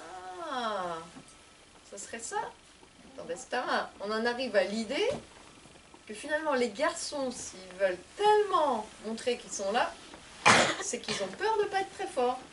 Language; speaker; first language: French; native; French